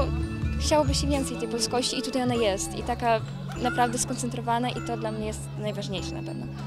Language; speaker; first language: Polish; early bilingual, heritage; Polish